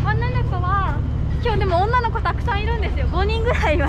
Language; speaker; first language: Japanese; native; Japanese